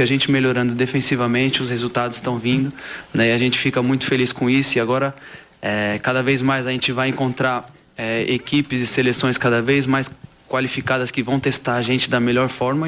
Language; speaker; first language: Portuguese; native; Portuguese